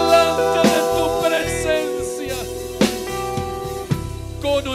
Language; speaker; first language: Spanish; native; Spanish